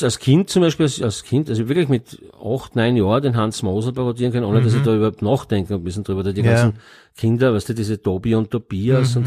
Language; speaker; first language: German; native; German